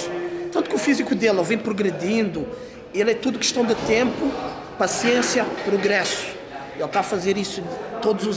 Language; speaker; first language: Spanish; non-native, learner; Portuguese